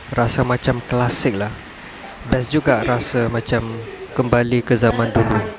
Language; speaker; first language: Malay; non-native, fluent; Western Cham